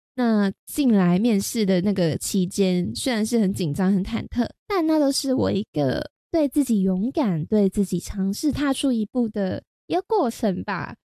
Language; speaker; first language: Chinese; non-native, local second language; Cantonese